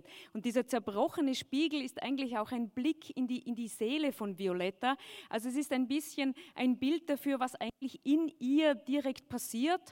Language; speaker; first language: German; native; German